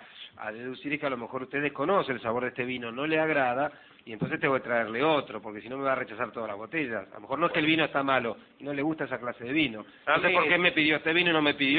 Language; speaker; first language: Spanish; native; Spanish